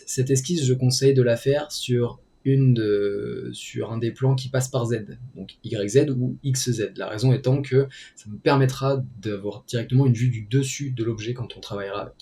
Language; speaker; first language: French; native; French